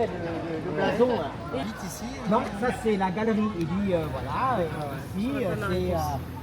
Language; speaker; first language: French; non-native, fluent; Thai